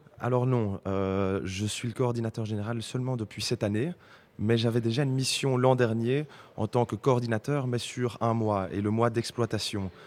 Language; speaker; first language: French; native; French